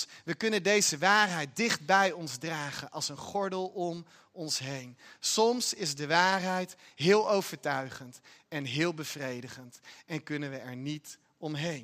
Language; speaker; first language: Dutch; native; Dutch